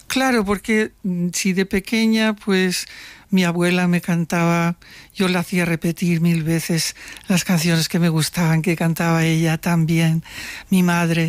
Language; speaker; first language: Spanish; non-native, local second language; Catalan